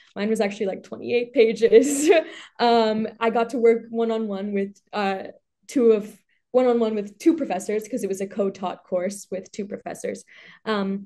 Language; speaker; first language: English; native; English